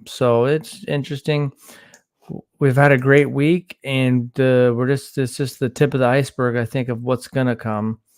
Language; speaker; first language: English; native; English